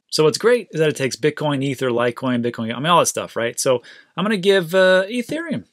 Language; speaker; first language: English; native; English